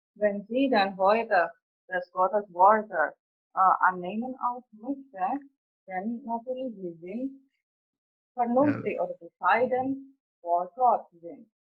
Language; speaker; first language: German; non-native, fluent; Indonesian